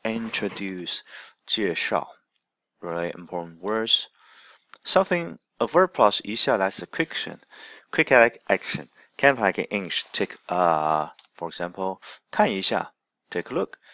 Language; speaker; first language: English; non-native, fluent; Chinese